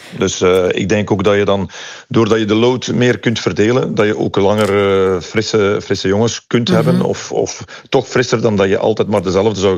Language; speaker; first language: Dutch; native; Dutch